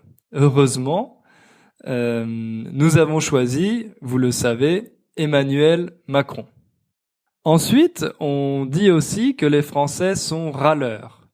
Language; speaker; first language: French; native; French